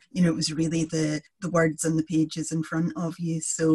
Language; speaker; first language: English; native; English